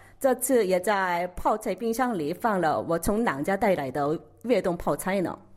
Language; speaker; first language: Chinese; non-native, fluent; Korean